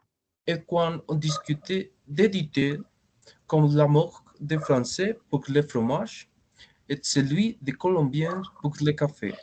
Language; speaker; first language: French; non-native, learner; Spanish